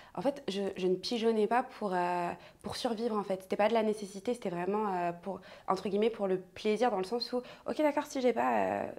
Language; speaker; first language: French; native; French